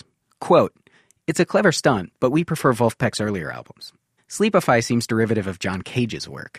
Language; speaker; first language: English; native; English